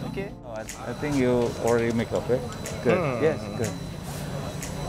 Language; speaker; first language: English; non-native, learner; Indonesian